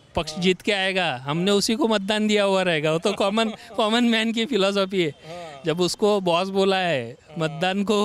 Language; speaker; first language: Hindi; non-native, local second language; Marathi